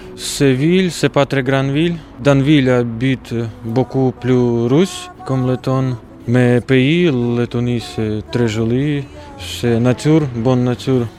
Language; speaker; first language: French; non-native, fluent; Latvian